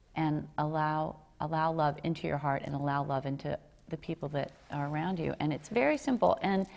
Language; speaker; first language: English; native; English